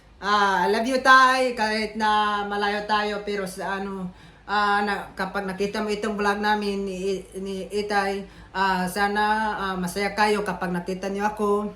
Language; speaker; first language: Filipino; non-native, local second language; Cebuano